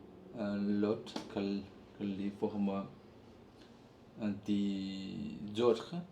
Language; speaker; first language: French; non-native, learner; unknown